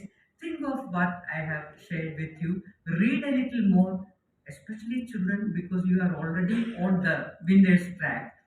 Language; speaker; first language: English; non-native, local second language; Malayalam